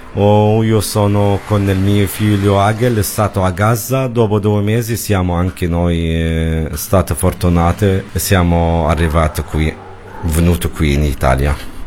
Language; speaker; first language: Italian; non-native, learner; Arabic